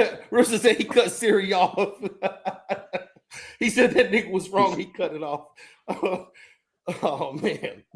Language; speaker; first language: English; native; English